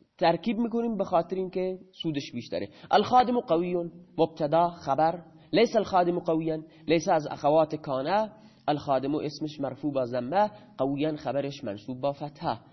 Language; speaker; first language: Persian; non-native, local second language; Baluchi